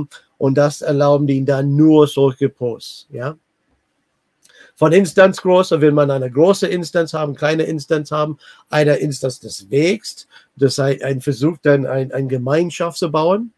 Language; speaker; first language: German; non-native, learner; English